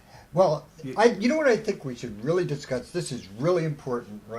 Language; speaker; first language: English; native; English